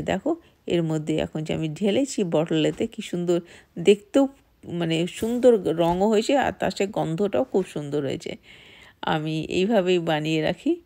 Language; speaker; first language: Bangla; native; Bangla